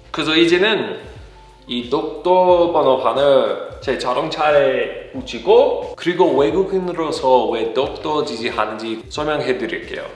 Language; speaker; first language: Korean; non-native, fluent; English